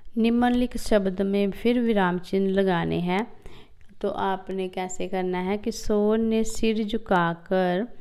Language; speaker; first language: Hindi; non-native, local second language; Punjabi